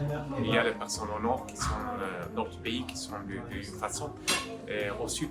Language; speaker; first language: French; non-native, fluent; Spanish